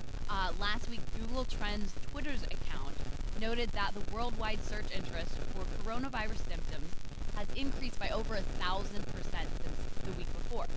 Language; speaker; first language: English; native; English